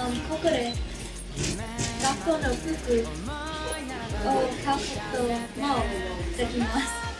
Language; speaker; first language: Japanese; non-native, learner; English